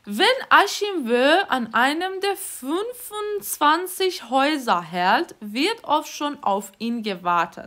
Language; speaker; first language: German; non-native, fluent; Persian